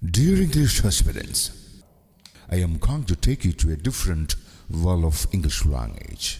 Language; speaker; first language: English; non-native, local second language; Malayalam